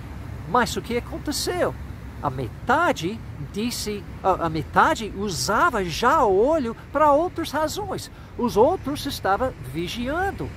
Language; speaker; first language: Portuguese; non-native, fluent; English